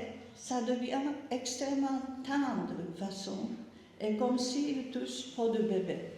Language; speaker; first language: French; non-native, learner; Japanese